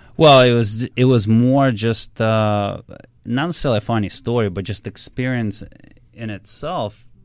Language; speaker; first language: English; early bilingual, other home language; Russian